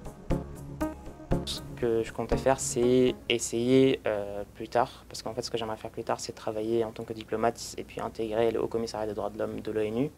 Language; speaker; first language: French; early bilingual, other home language; Arabic